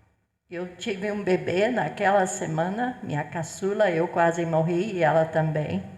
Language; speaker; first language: Portuguese; non-native, fluent; English